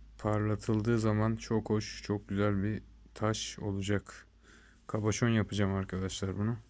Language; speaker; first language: Turkish; native; Turkish